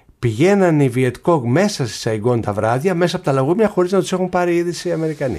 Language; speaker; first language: Greek; native; Greek